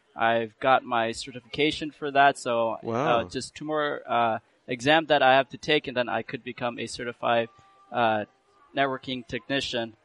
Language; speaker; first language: English; early bilingual, other home language; Burmese